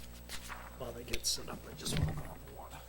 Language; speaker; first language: English; native; English